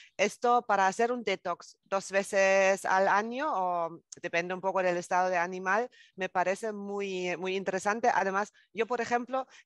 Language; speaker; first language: Spanish; non-native, fluent; German